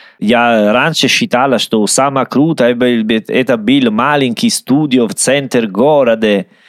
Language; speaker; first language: Russian; non-native, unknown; Italian